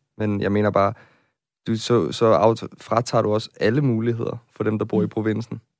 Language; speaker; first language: Danish; native; Danish